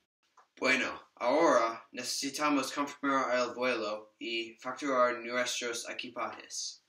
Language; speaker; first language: Spanish; non-native, learner; English